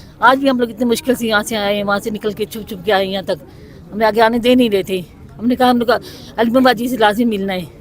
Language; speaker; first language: Urdu; non-native, local second language; Pahari-Potwari